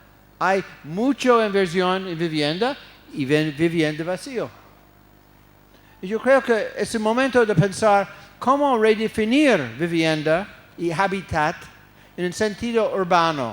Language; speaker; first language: Spanish; non-native, fluent; English